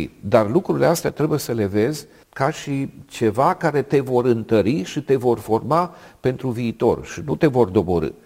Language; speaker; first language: Romanian; native; Romanian